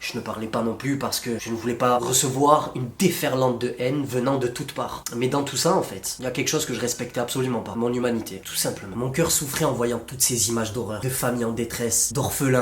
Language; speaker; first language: French; native; French